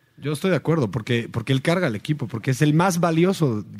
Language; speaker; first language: Spanish; native; Spanish